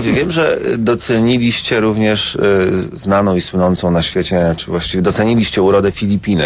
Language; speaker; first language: Polish; native; Polish